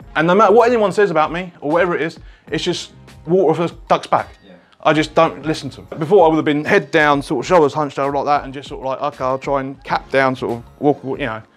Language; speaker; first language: English; native; English